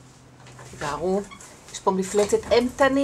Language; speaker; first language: Hebrew; native; Hebrew